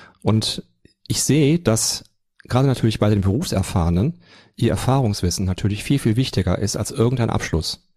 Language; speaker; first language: German; native; German